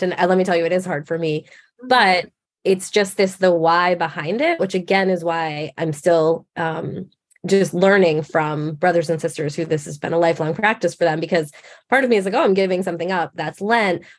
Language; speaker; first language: English; native; English